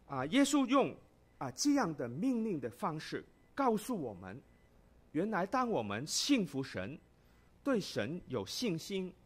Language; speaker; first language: Chinese; non-native, local second language; Cantonese